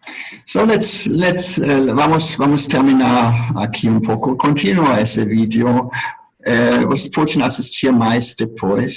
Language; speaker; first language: Portuguese; non-native, fluent; German